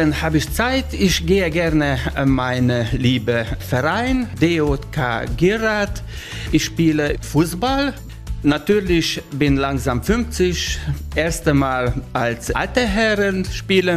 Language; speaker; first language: German; non-native, learner; Hungarian